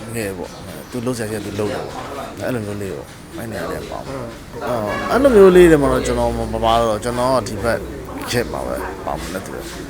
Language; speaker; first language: Burmese; native; Burmese